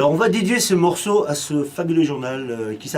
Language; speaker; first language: French; native; French